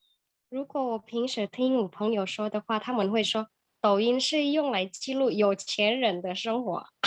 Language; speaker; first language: Chinese; non-native, fluent; Indonesian